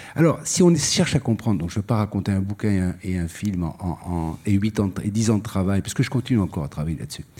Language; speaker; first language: French; native; French